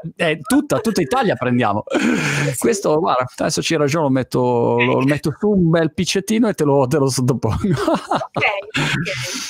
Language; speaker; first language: Italian; native; Italian